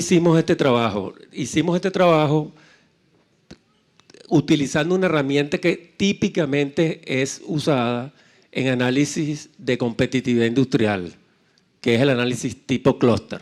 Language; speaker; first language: Spanish; native; Spanish